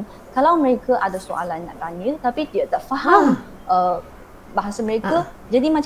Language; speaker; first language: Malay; non-native, fluent; Chinese